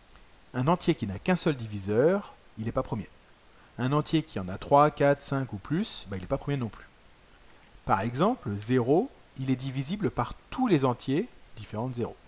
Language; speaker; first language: French; native; French